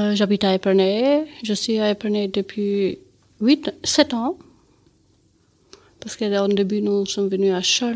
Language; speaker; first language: French; non-native, learner; Albanian